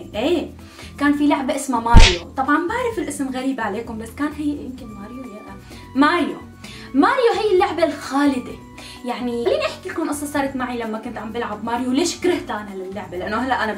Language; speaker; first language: Arabic; native; Arabic